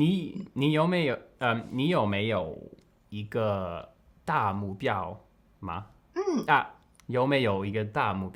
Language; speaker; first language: Chinese; non-native, learner; English